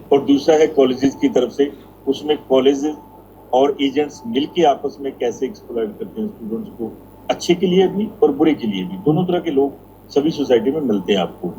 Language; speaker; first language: Hindi; non-native, local second language; Punjabi